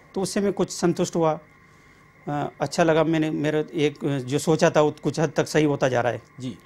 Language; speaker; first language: Hindi; native; Hindi